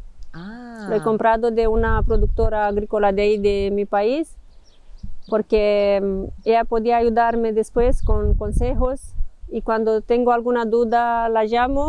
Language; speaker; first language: Spanish; non-native, fluent; Romanian